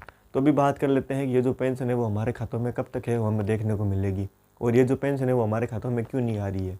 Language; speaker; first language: Hindi; non-native, local second language; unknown